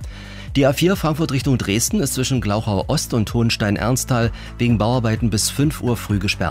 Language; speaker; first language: German; native; German